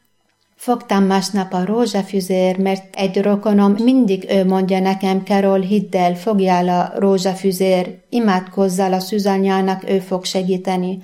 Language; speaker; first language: Hungarian; non-native, fluent; Arabic